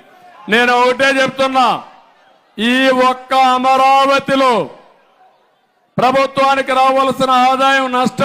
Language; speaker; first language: Telugu; native; Telugu